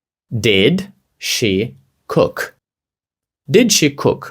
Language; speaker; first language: English; non-native, fluent; Ukrainian